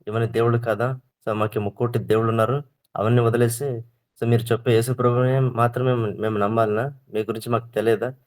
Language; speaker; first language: Telugu; non-native, local second language; Kannada